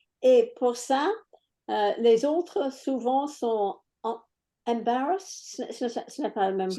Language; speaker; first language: French; non-native, learner; English